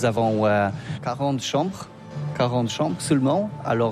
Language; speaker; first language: French; non-native, learner; Polish